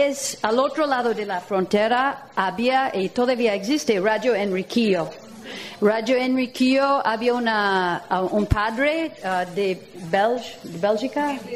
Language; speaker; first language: Spanish; non-native, fluent; English